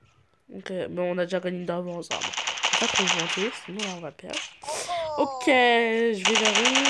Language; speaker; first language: French; native; French